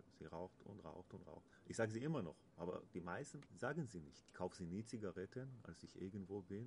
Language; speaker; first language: German; non-native, learner; Hebrew